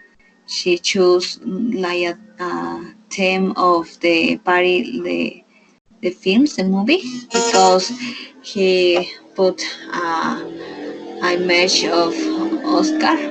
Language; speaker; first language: English; non-native, learner; Spanish